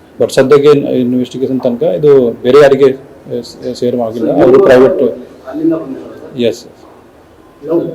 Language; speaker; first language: Kannada; non-native, local second language; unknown